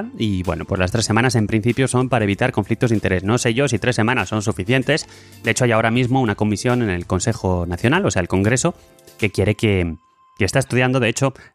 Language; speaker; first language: Spanish; native; Spanish